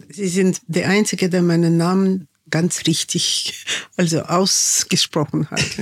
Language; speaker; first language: German; non-native, fluent; Russian